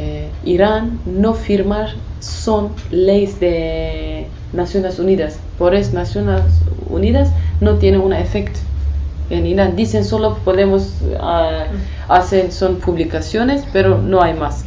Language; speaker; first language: Spanish; non-native, learner; Kurdish